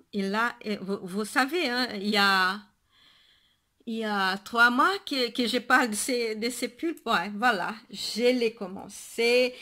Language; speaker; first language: French; non-native, fluent; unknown